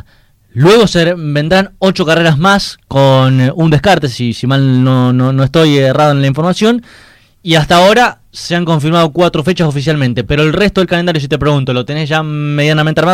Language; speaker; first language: Spanish; native; Spanish